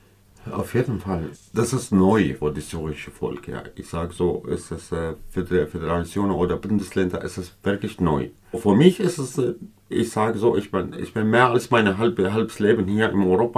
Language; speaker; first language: German; non-native, fluent; Kurdish